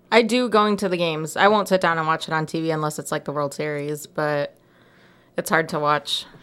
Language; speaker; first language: English; native; English